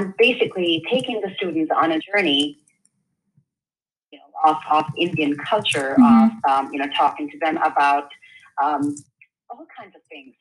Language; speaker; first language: English; non-native, local second language; Hindi